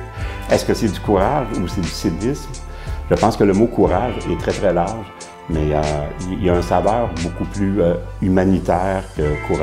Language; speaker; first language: French; native; French